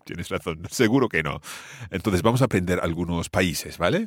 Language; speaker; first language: Spanish; non-native, fluent; English